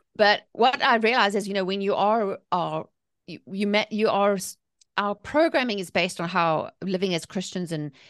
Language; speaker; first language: English; native; English